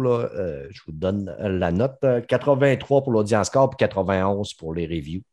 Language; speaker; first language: French; native; French